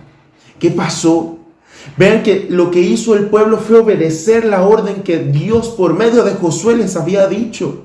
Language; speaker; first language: Spanish; native; Spanish